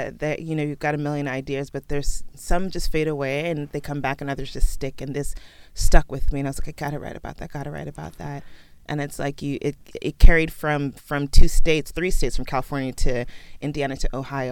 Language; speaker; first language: English; early bilingual, other home language; Krio